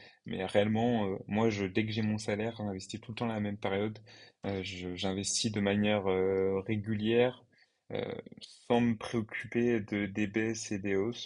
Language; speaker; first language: French; native; French